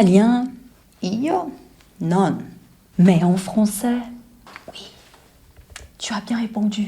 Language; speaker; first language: French; non-native, fluent; Portuguese